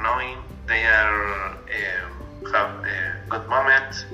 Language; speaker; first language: English; non-native, learner; Spanish